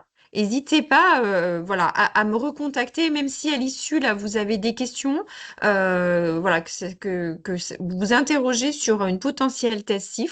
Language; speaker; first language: French; native; French